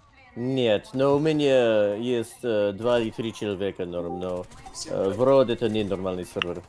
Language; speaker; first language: Russian; non-native, learner; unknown